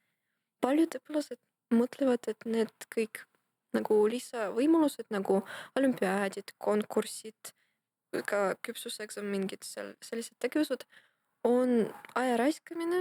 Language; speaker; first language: Estonian; non-native, local second language; Russian